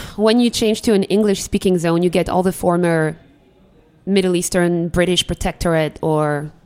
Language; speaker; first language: English; non-native, fluent; Arabic